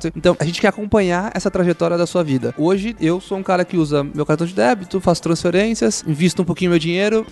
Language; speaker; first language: Portuguese; native; Portuguese